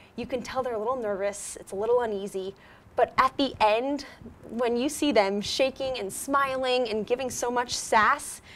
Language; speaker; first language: English; native; English